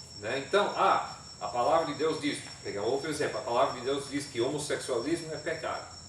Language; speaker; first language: Portuguese; non-native, fluent; English